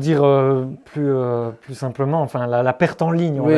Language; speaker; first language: French; native; French